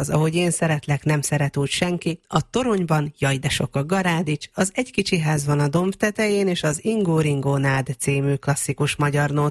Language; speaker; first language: Hungarian; native; Hungarian